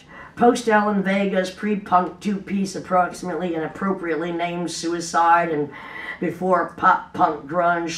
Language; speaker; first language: English; native; English